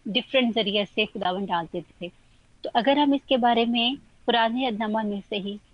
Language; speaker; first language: Urdu; non-native, local second language; Punjabi